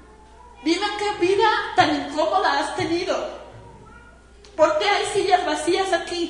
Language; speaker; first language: Spanish; native; Spanish